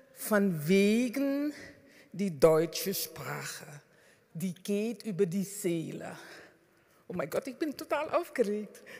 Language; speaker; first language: German; non-native, fluent; Dutch